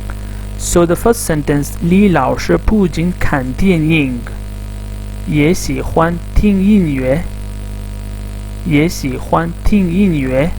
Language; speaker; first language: Chinese; non-native, fluent; Urdu